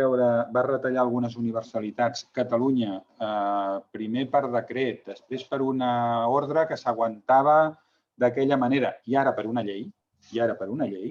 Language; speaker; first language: Catalan; native; Catalan